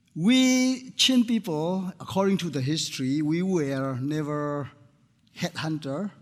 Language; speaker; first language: English; non-native, fluent; Burmese